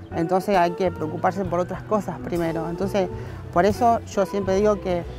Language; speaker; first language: Spanish; native; Spanish